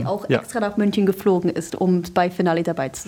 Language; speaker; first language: German; non-native, fluent; English